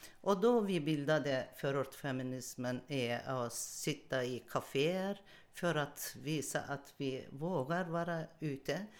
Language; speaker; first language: Swedish; non-native, learner; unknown